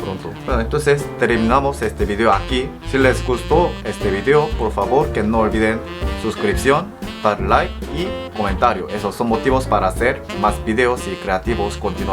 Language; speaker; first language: Spanish; non-native, fluent; Korean